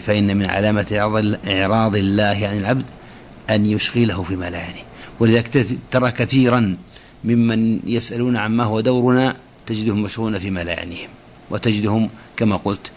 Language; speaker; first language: Arabic; native; Arabic